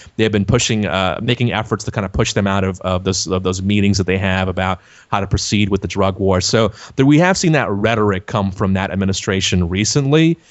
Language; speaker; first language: English; native; English